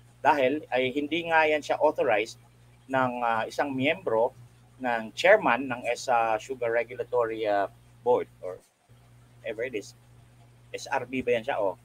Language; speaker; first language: Filipino; native; Filipino